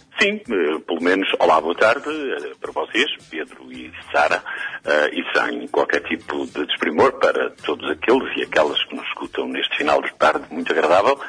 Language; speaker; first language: Portuguese; native; Portuguese